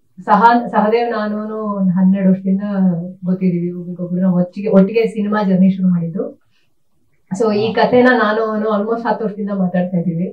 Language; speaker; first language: Kannada; native; Kannada